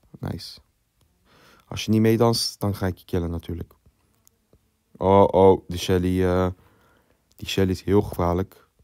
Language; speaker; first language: Dutch; early bilingual, other home language; Turkish